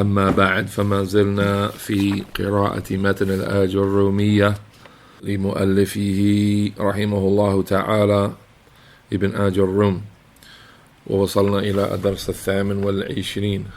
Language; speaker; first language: Arabic; non-native, fluent; English